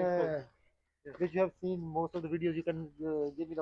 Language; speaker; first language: English; non-native, local second language; Punjabi